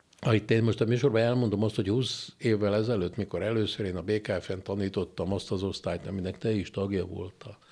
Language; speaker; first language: Hungarian; native; Hungarian